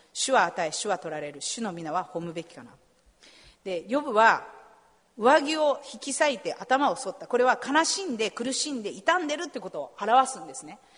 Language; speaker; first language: Japanese; native; Japanese